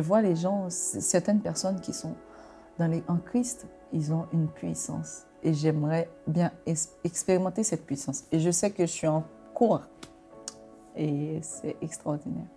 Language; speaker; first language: French; non-native, local second language; Haitian Creole